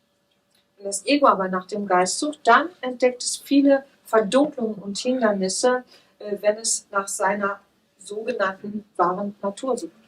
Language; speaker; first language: German; native; German